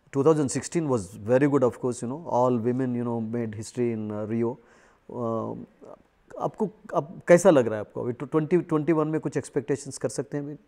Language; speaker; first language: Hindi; non-native, local second language; Telugu